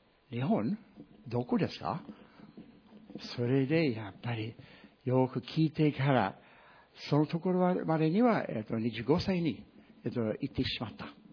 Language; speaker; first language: Japanese; non-native, fluent; English